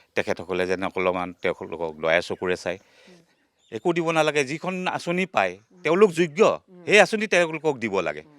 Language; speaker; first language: Assamese; native; Assamese